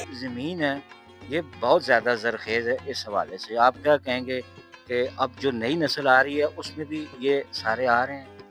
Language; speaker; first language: Urdu; non-native, local second language; Punjabi